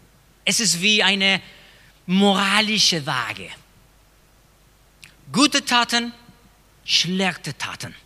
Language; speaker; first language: German; non-native, fluent; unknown